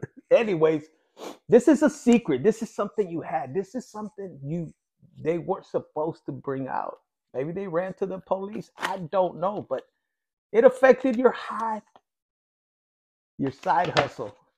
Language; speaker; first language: English; early bilingual, other home language; Spanish